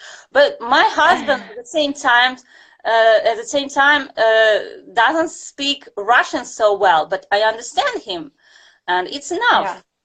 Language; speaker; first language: English; non-native, fluent; Russian